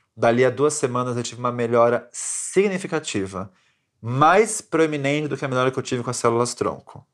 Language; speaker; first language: Portuguese; native; Portuguese